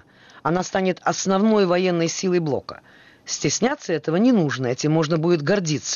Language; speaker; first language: Russian; native; Russian